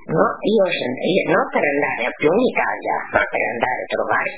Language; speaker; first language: Italian; non-native, local second language; Friulian